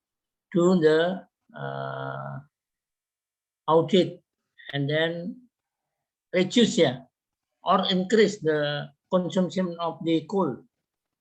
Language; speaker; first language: English; non-native, learner; Indonesian